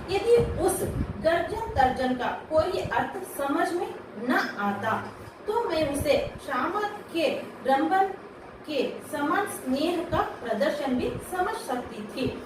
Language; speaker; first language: Hindi; non-native, local second language; Kannada